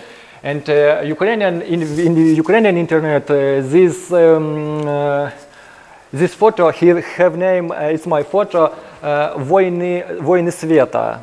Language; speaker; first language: English; non-native, learner; Ukrainian